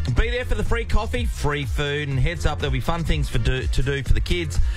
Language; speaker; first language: English; native; English